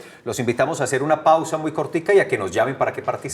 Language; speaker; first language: Spanish; native; Spanish